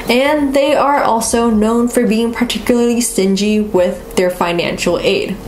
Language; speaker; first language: English; native; English